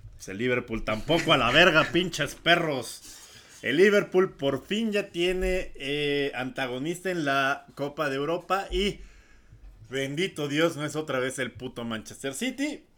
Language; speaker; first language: Spanish; native; Spanish